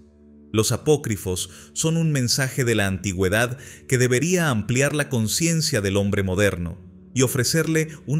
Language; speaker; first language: Spanish; native; Spanish